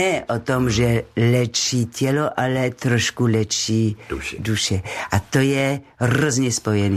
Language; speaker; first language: Czech; non-native, learner; French